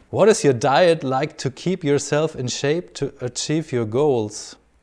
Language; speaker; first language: English; non-native, fluent; German